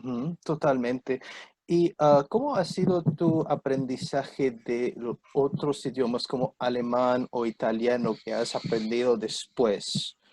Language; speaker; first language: Spanish; non-native, fluent; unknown